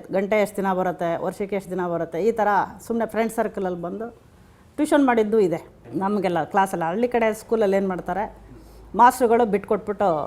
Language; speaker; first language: Kannada; native; Kannada